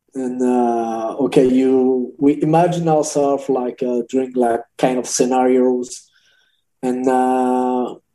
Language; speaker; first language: English; non-native, learner; French